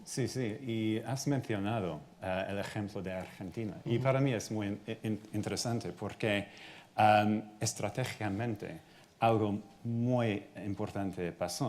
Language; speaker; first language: Spanish; non-native, fluent; English